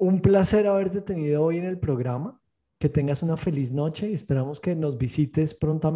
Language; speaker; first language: Spanish; native; Spanish